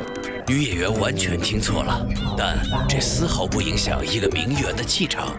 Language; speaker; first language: Chinese; native; Chinese